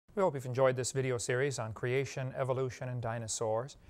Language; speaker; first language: English; native; English